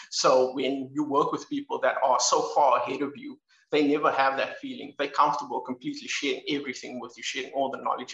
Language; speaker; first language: English; native; English